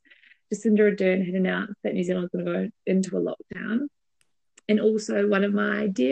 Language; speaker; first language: English; native; English